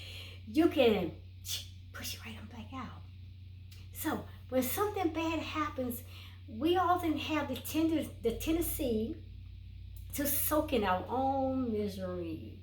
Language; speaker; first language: English; native; English